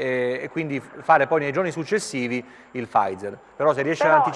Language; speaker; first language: Italian; native; Italian